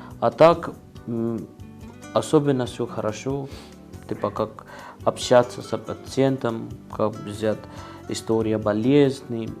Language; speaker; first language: Russian; non-native, learner; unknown